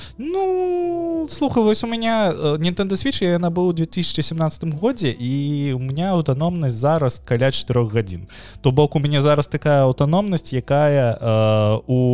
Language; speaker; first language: Belarusian; non-native, local second language; Russian